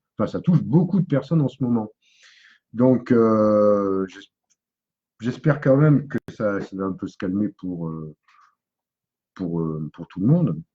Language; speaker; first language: French; native; French